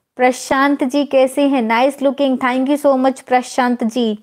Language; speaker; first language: Hindi; native; Hindi